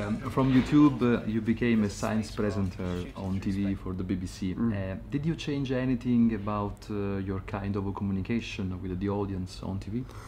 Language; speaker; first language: English; non-native, learner; Italian